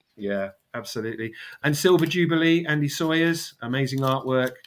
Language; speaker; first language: English; native; English